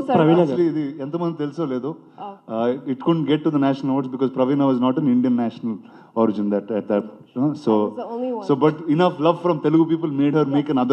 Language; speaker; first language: Telugu; native; Telugu